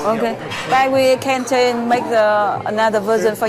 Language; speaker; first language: English; non-native, learner; Vietnamese